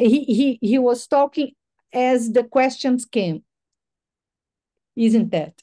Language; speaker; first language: English; non-native, learner; Portuguese